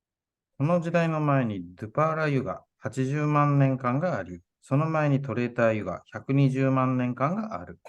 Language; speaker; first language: Japanese; native; Japanese